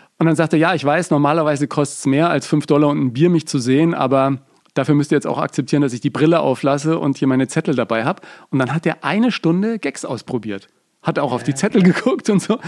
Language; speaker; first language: German; native; German